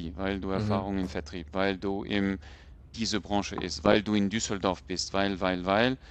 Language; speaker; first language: German; non-native, fluent; French